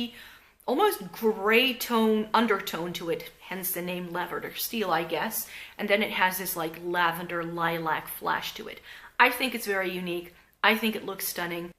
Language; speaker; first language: English; non-native, fluent; Dutch